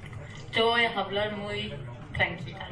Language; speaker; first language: Spanish; non-native, learner; Kurdish